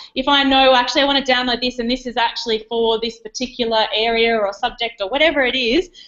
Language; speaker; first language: English; native; English